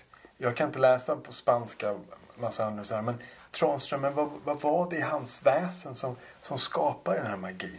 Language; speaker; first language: Swedish; native; Swedish